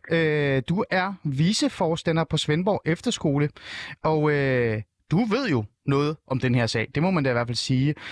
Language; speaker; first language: Danish; early bilingual, other home language; Persian